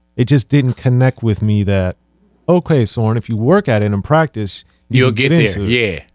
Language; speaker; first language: English; native; English